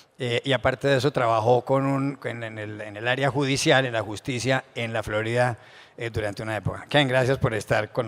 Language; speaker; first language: Spanish; native; Spanish